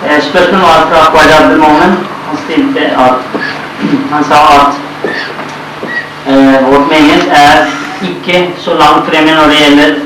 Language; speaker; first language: Norwegian; non-native, fluent; Urdu